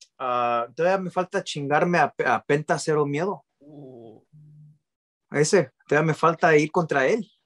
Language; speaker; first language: Spanish; early bilingual, heritage; Spanish